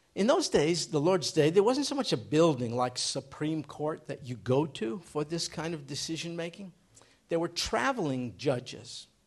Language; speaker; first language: English; native; English